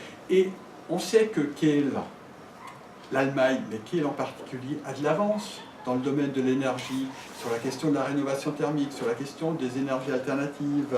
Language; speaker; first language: French; native; French